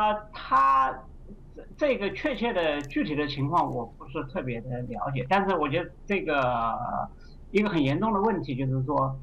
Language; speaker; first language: Chinese; native; Chinese